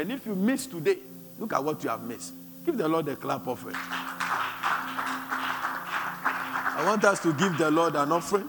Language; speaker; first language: English; non-native, local second language; Akan